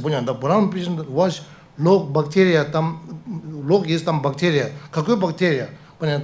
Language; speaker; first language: Russian; non-native, learner; Tibetan